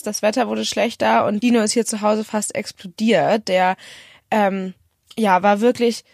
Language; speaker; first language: German; native; German